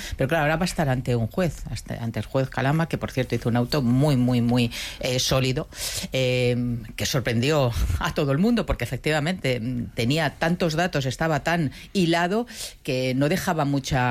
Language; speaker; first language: Spanish; native; Spanish